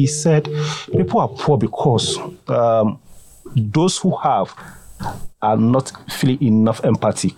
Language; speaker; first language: English; non-native, local second language; Akan